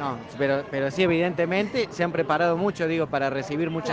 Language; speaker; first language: Spanish; native; Spanish